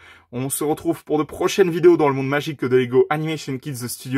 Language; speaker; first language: French; native; French